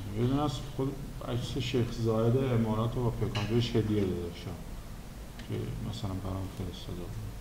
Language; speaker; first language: Persian; native; Persian